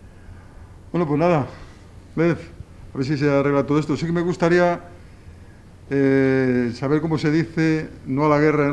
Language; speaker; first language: Spanish; native; Spanish